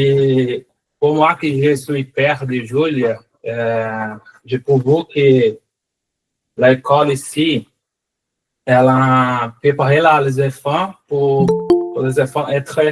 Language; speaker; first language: French; non-native, learner; Portuguese